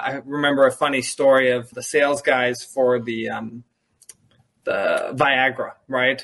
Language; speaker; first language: English; early bilingual, other home language; German